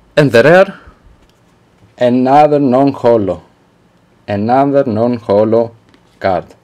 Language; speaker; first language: English; non-native, learner; Greek